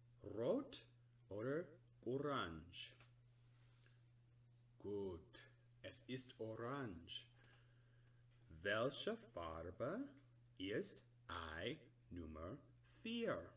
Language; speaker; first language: German; non-native, learner; English